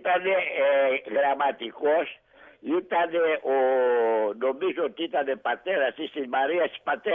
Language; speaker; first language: Greek; native; Greek